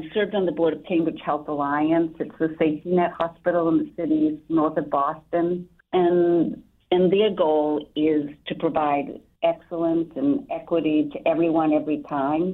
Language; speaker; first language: English; native; English